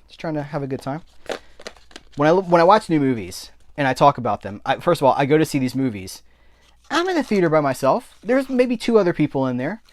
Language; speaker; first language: English; native; English